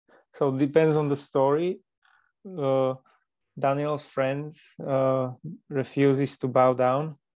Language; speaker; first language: English; non-native, fluent; Slovak